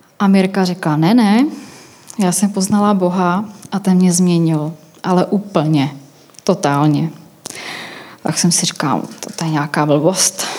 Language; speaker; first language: Czech; native; Czech